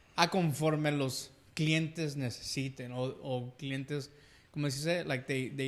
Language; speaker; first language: Spanish; early bilingual, heritage; Spanish